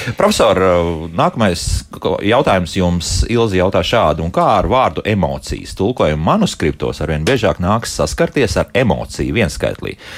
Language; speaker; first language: Latvian; native; Latvian